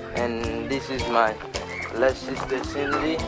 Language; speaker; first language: English; non-native, learner; Haitian Creole